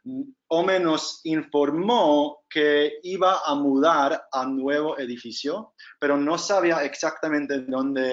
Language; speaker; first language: Spanish; non-native, fluent; English